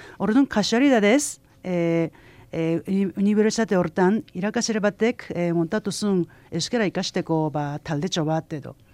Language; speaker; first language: Basque; non-native, fluent; Japanese